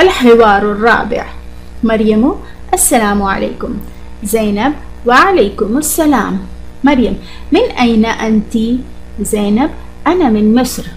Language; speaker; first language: Arabic; non-native, fluent; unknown